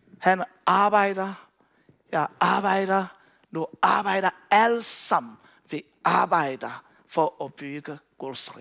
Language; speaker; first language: Danish; non-native, learner; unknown